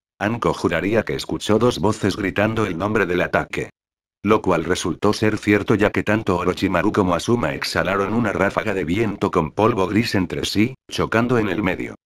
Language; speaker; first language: Spanish; native; Spanish